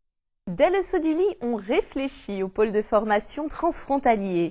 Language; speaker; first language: French; native; French